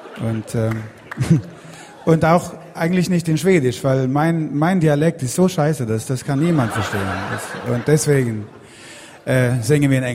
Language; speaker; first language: German; non-native, fluent; Swedish